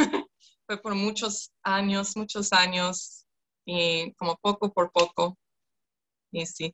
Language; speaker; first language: Spanish; non-native, fluent; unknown